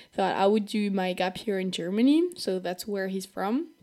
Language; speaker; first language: English; non-native, fluent; French